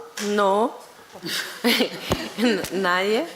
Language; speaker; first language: Spanish; non-native, fluent; Portuguese